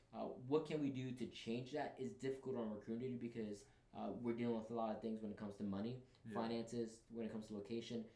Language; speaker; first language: English; native; English